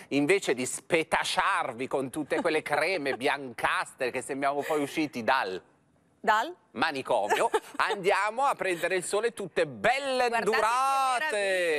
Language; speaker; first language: Italian; native; Italian